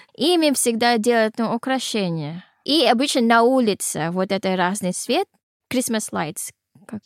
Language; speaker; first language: Russian; non-native, learner; Filipino